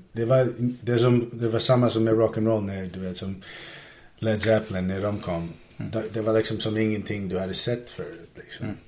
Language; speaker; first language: Swedish; early bilingual, heritage; Swedish